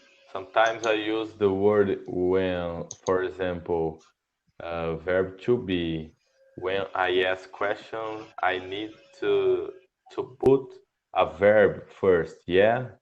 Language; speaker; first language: English; non-native, learner; Portuguese